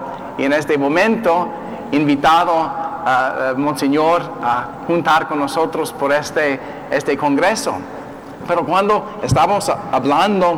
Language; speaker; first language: Spanish; non-native, learner; English